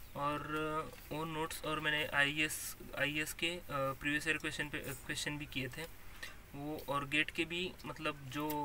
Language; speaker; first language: Hindi; non-native, local second language; Marathi